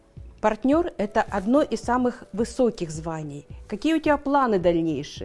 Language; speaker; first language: Russian; native; Russian